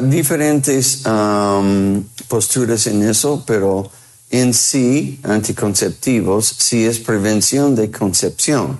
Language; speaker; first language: Spanish; non-native, fluent; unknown